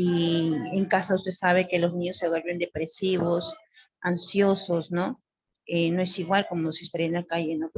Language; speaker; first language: Spanish; native; Spanish